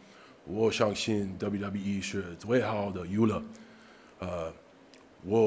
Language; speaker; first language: Chinese; non-native, learner; English